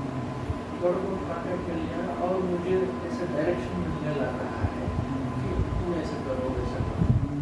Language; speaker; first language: Hindi; non-native, local second language; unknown